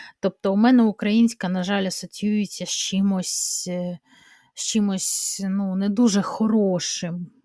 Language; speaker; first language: Ukrainian; non-native, local second language; Russian